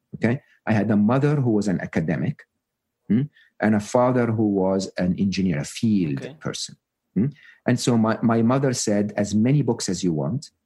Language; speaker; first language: English; non-native, fluent; Arabic